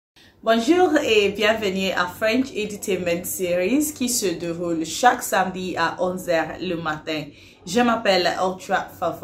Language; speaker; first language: French; non-native, fluent; English